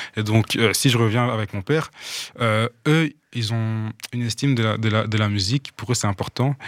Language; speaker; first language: French; non-native, local second language; Rundi